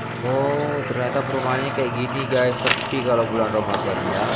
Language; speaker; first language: Indonesian; native; Indonesian